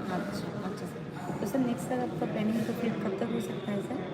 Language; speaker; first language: Hindi; non-native, local second language; Bangla